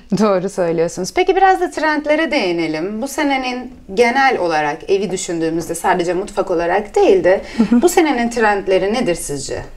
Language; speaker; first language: Turkish; native; Turkish